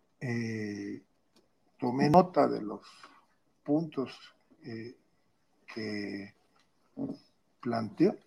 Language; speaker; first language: Spanish; native; Spanish